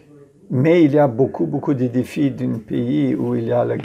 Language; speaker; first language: French; non-native, fluent; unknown